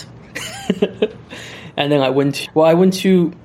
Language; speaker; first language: English; non-native, fluent; Chinese